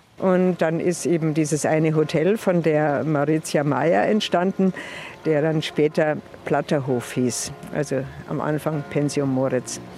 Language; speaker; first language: German; native; German